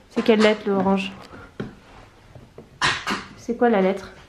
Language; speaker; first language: French; native; French